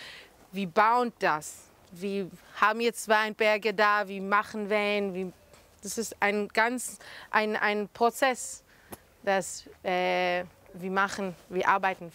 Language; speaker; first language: German; non-native, fluent; Hebrew